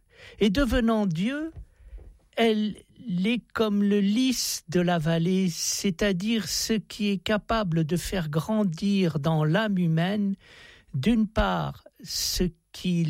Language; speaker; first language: French; native; French